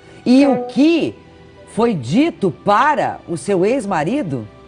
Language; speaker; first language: Portuguese; native; Portuguese